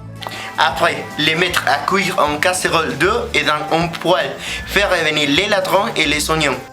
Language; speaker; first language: French; non-native, learner; Spanish